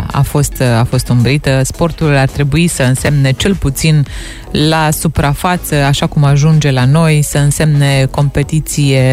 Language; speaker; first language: Romanian; native; Romanian